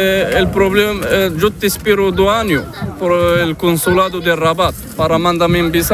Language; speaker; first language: Spanish; non-native, learner; Arabic